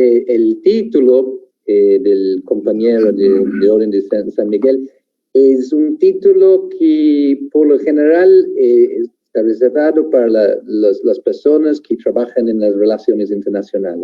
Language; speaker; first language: Spanish; non-native, fluent; English